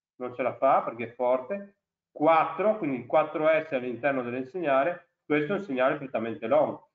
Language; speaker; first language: Italian; native; Italian